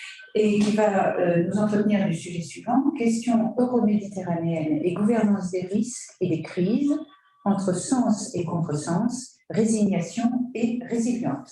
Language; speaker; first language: French; native; French